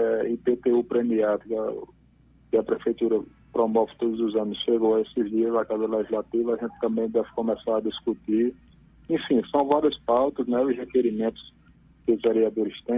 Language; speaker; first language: Portuguese; native; Portuguese